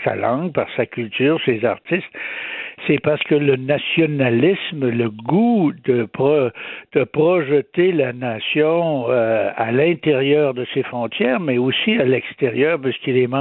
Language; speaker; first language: French; native; French